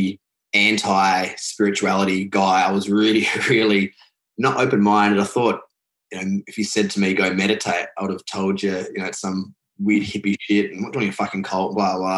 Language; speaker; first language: English; native; English